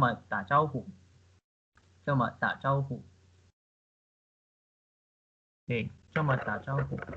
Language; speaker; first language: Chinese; non-native, fluent; Indonesian